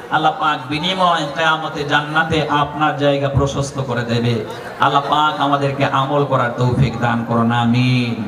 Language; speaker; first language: Bangla; non-native, local second language; Assamese